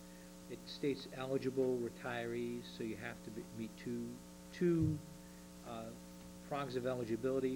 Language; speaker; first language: English; native; English